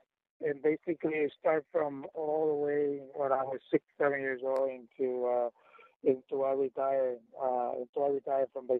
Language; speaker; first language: English; non-native, fluent; Spanish